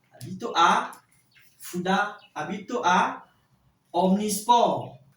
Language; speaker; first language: Italian; non-native, fluent; French